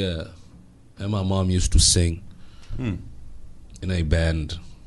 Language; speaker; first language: English; non-native, local second language; Bemba